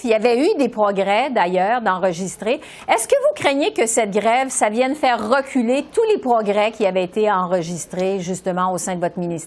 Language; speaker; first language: French; native; French